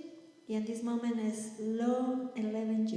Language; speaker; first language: English; non-native, learner; Spanish